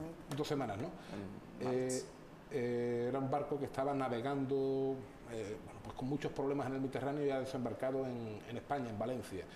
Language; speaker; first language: Spanish; native; Spanish